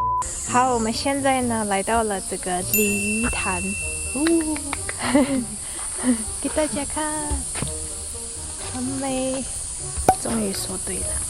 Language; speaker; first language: Chinese; non-native, fluent; Mongolian